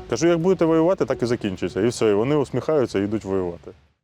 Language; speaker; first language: Ukrainian; native; Ukrainian